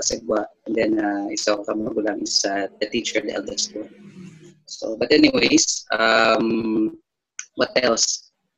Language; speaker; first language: English; non-native, local second language; Hiligaynon